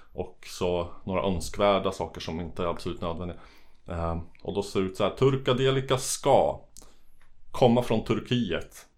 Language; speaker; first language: Swedish; native; Swedish